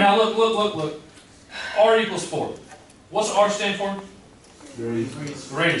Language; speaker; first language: English; native; English